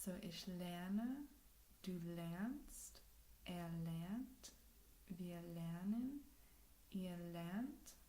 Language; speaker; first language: German; non-native, learner; English